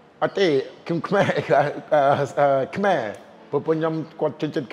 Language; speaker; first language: Khmer; non-native, fluent; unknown